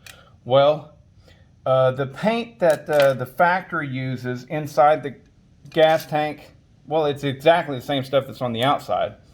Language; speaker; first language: English; native; English